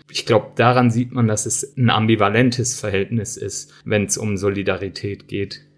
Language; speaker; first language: German; early bilingual, other home language; Turkish